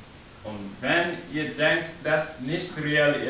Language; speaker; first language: German; non-native, learner; English